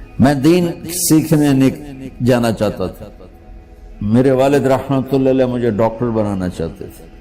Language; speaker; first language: Urdu; non-native, local second language; Punjabi